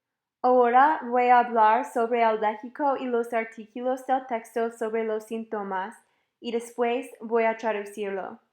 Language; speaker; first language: Spanish; non-native, fluent; English